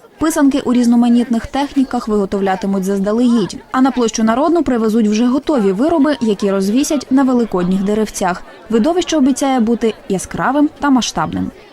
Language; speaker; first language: Ukrainian; native; Ukrainian